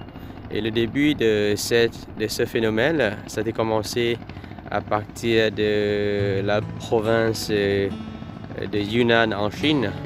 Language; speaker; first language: French; non-native, fluent; Vietnamese